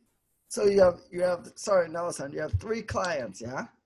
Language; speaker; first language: English; non-native, fluent; Swedish